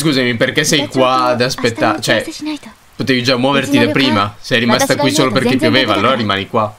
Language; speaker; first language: Italian; native; Italian